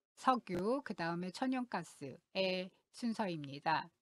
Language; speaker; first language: Korean; non-native, fluent; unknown